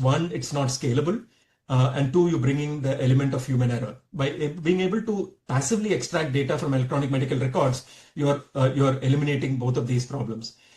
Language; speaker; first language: English; non-native, local second language; Tamil